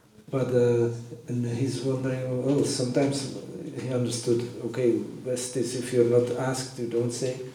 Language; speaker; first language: English; non-native, fluent; Czech